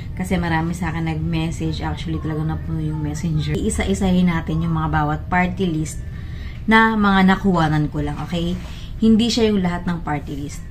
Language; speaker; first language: Filipino; native; Filipino